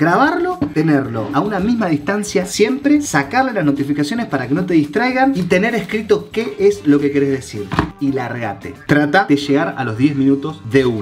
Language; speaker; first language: Spanish; native; Spanish